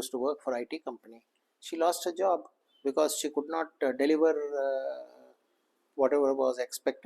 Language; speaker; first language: English; non-native, local second language; Kannada